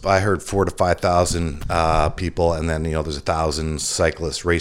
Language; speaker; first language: English; native; English